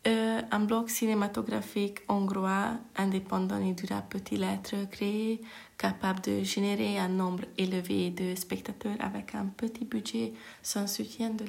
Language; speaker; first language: French; non-native, fluent; Hungarian